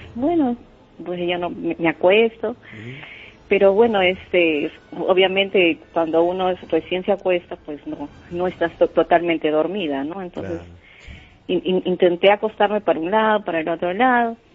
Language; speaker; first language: Spanish; native; Spanish